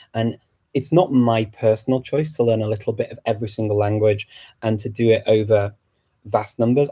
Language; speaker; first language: English; native; English